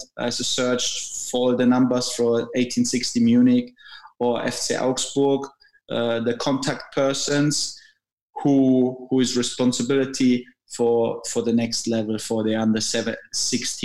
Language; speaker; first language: English; non-native, fluent; German